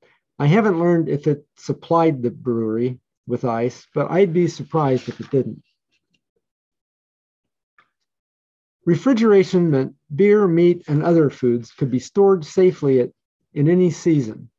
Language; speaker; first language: English; native; English